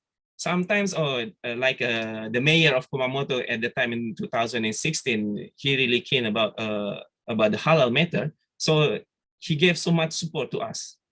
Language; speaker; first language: English; non-native, fluent; Indonesian